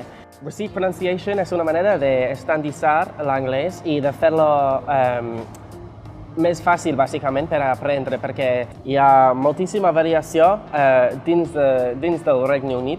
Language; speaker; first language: Catalan; non-native, fluent; English